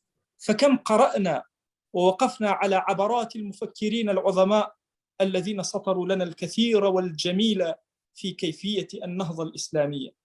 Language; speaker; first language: Arabic; non-native, local second language; Kurdish